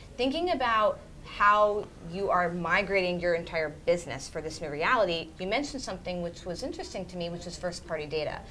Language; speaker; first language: English; native; English